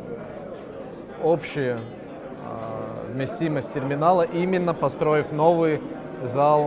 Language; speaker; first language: Russian; non-native, local second language; Latvian